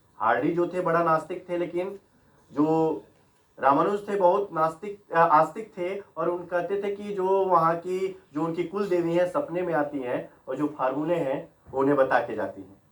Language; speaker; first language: Hindi; native; Hindi